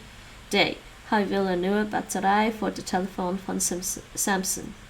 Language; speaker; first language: Dutch; non-native, learner; English